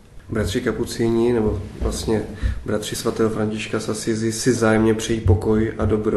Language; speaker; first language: Czech; native; Czech